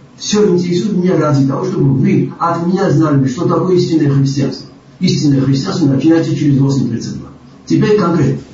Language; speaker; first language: Russian; non-native, local second language; Georgian